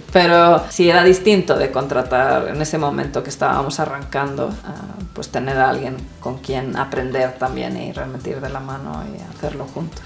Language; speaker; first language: Spanish; non-native, local second language; Swedish